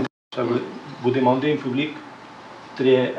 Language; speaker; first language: French; non-native, fluent; Spanish